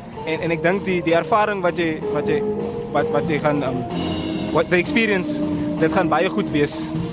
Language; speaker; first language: Afrikaans; non-native, learner; English